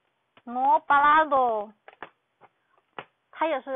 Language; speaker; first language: Spanish; non-native, learner; Chinese